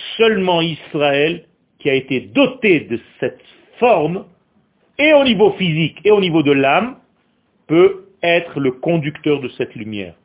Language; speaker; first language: French; non-native, fluent; Hebrew